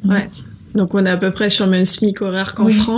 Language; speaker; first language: French; native; French